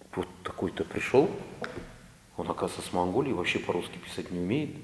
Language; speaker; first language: Russian; non-native, local second language; Kazakh